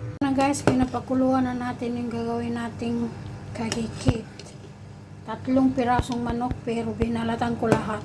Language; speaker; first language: Filipino; non-native, local second language; Maguindanaon